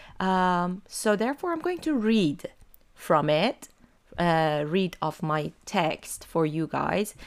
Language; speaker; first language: English; non-native, fluent; Persian